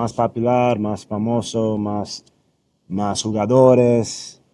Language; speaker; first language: Spanish; non-native, learner; English